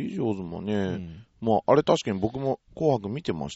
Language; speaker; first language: Japanese; native; Japanese